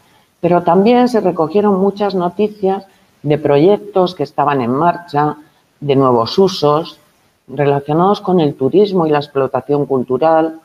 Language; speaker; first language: Spanish; native; Spanish